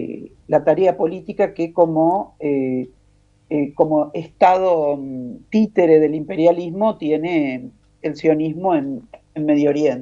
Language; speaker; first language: Spanish; native; Spanish